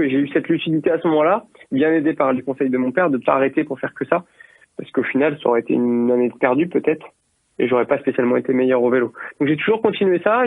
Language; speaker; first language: French; native; French